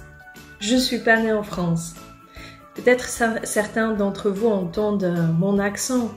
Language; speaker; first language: French; non-native, fluent; Polish